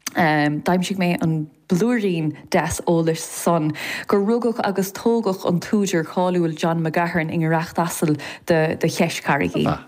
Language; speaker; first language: Irish; native; Irish